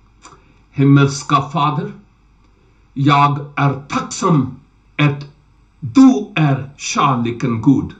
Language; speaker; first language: Swedish; non-native, learner; Urdu